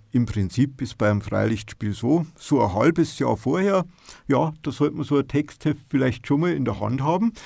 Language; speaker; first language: German; native; German